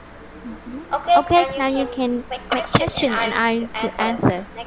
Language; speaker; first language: English; non-native, fluent; Vietnamese